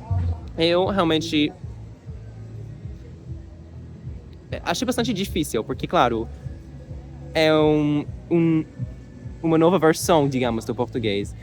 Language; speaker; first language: Portuguese; non-native, learner; English